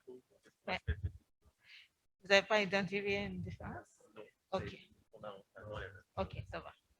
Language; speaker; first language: French; non-native, fluent; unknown